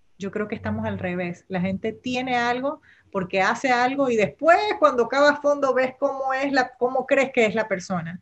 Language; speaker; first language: Spanish; native; Spanish